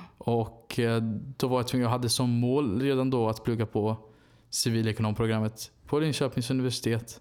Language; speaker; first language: Swedish; non-native, fluent; Portuguese